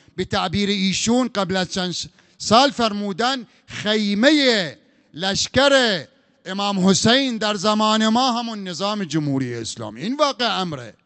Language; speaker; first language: Persian; non-native, fluent; Arabic